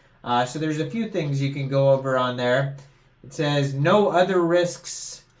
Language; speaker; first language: English; native; English